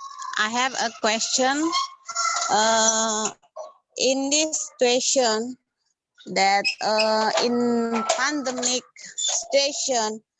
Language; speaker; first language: English; non-native, learner; Indonesian